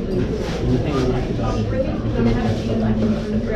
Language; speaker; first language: English; native; English